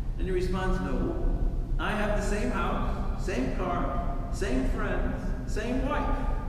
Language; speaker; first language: English; native; English